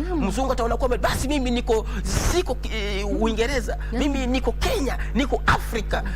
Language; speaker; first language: Swahili; native; Swahili